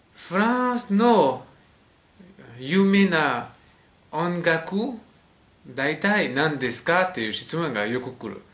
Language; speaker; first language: Japanese; non-native, fluent; French